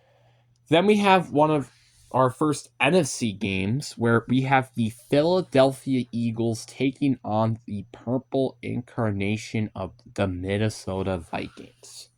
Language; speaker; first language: English; native; English